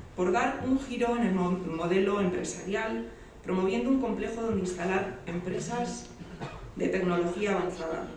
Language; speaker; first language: Spanish; native; Spanish